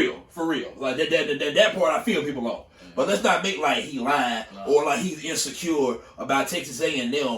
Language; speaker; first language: English; native; English